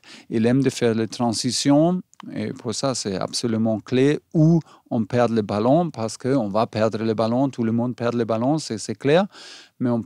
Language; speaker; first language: French; non-native, learner; German